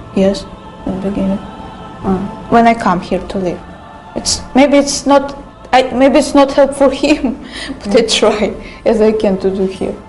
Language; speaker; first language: English; non-native, learner; Russian